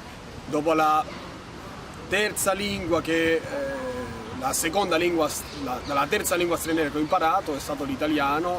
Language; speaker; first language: Italian; non-native, fluent; Spanish